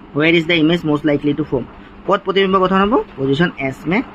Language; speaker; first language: Hindi; non-native, local second language; Assamese